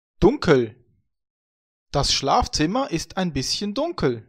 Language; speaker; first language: German; non-native, fluent; Vietnamese